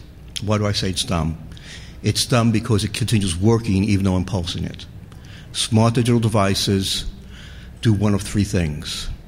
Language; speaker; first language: English; native; English